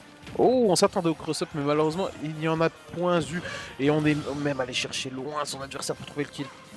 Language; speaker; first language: French; native; French